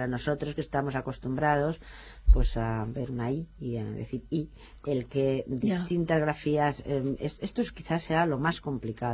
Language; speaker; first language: Spanish; native; Spanish